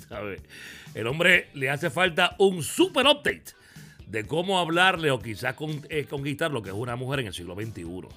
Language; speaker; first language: Spanish; native; Spanish